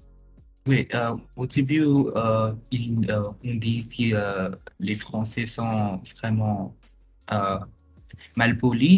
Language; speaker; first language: French; non-native, fluent; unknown